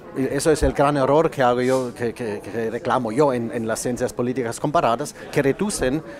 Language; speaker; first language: Spanish; non-native, fluent; German